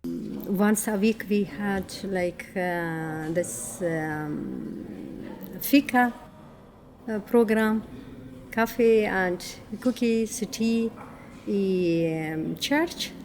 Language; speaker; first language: English; non-native, learner; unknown